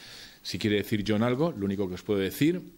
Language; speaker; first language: Spanish; native; Spanish